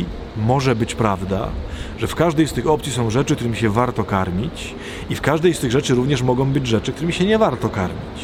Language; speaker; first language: Polish; native; Polish